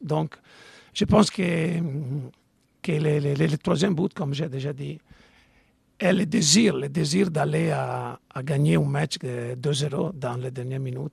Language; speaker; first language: French; non-native, learner; Italian